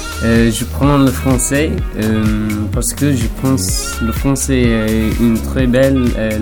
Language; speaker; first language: French; non-native, learner; English